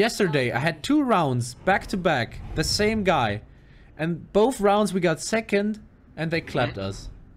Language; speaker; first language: English; non-native, fluent; German